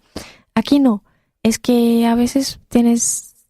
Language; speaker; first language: Spanish; non-native, fluent; Arabic